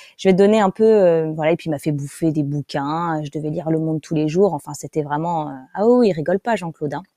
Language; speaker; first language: French; native; French